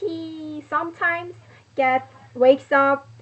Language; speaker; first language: English; non-native, learner; Korean